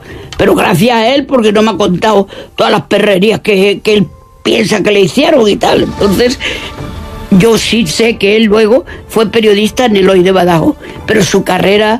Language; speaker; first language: Spanish; native; Spanish